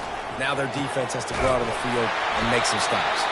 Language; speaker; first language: English; native; English